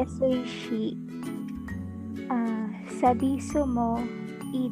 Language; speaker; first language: Japanese; non-native, learner; Filipino